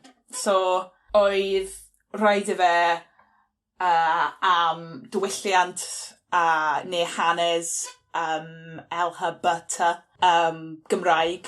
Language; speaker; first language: Welsh; non-native, local second language; English